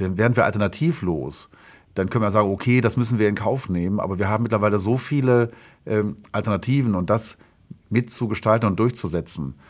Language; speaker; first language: German; native; German